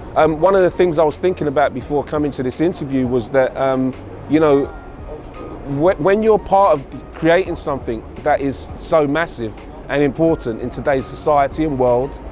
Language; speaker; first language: English; native; English